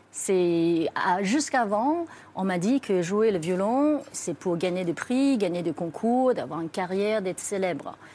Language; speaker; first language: French; non-native, fluent; Chinese